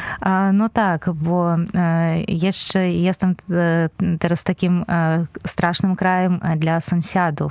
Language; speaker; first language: Polish; non-native, fluent; Belarusian